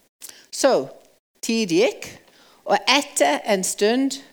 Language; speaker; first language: Norwegian; non-native, fluent; English